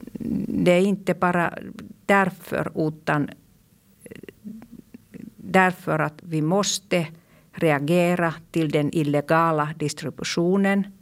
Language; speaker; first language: Swedish; non-native, local second language; Finnish